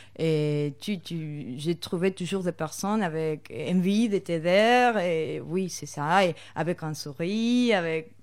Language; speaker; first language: French; non-native, fluent; Spanish